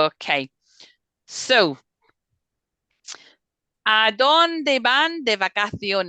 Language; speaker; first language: Spanish; non-native, fluent; English